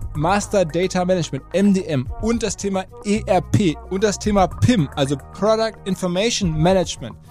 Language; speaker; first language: German; native; German